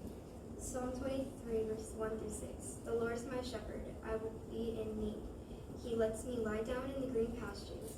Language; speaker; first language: English; native; English